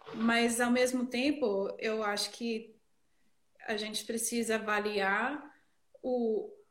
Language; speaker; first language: Portuguese; non-native, fluent; English